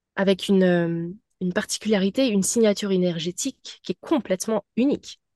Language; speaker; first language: French; native; French